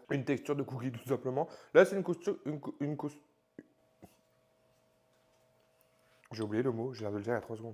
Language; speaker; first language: French; native; French